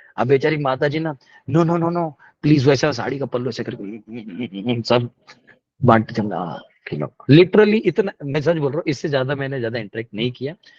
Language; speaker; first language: Hindi; non-native, local second language; Marathi